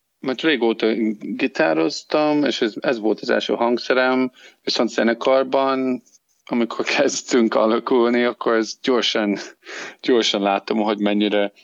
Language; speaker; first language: Hungarian; non-native, learner; English